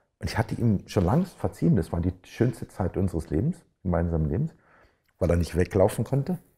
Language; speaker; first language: German; native; German